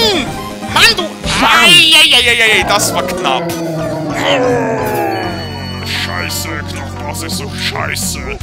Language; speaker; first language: German; native; German